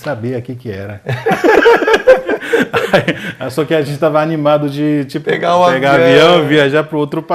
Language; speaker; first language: Portuguese; non-native, fluent; Korean